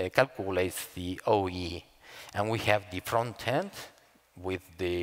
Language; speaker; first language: English; non-native, fluent; Spanish